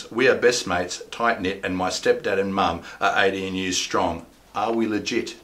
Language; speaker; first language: English; native; English